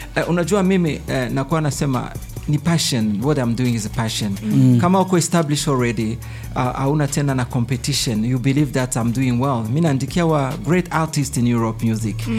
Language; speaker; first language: English; non-native, fluent; Swahili